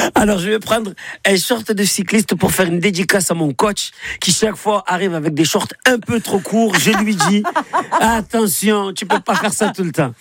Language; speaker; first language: French; native; French